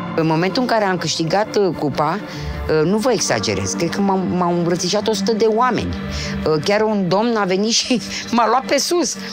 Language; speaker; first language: Romanian; native; Romanian